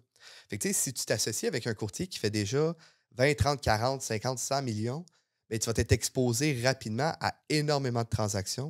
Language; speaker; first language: French; native; French